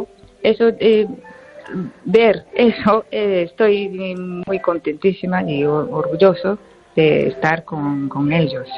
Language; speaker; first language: Spanish; non-native, learner; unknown